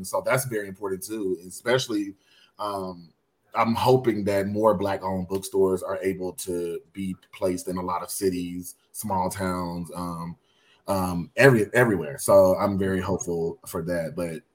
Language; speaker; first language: English; native; English